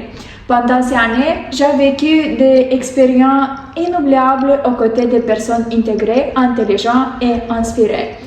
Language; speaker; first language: French; non-native, learner; Romanian